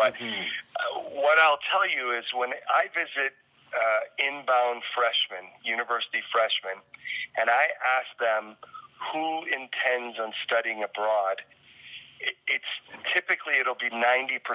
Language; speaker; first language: English; native; English